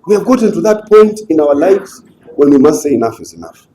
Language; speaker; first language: English; non-native, local second language; Swahili